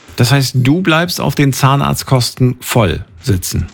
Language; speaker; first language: German; native; German